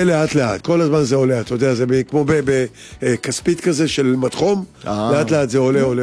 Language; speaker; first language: Hebrew; native; Hebrew